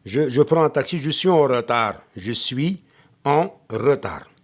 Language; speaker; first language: French; non-native, local second language; Arabic